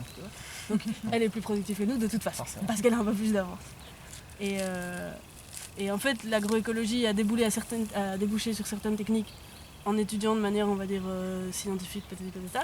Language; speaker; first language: French; native; French